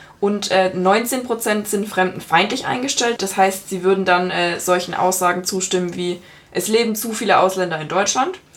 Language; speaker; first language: German; native; German